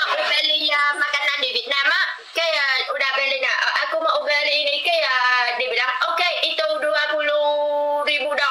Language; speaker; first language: Indonesian; non-native, learner; Vietnamese